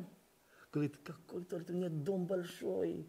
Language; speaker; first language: Russian; early bilingual, heritage; Russian